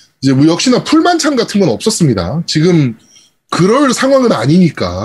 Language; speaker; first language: Korean; native; Korean